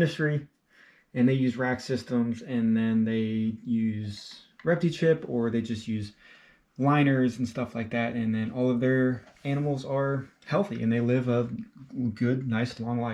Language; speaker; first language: English; native; English